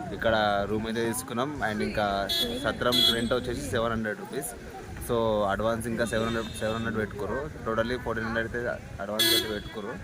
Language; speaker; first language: Telugu; non-native, local second language; Kannada